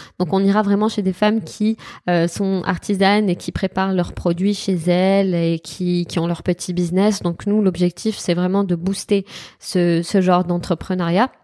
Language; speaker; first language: French; non-native, local second language; Arabic